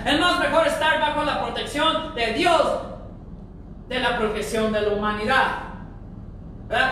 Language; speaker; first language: Spanish; early bilingual, heritage; Spanish